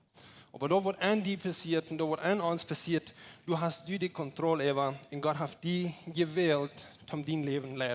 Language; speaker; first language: German; non-native, learner; Plautdietsch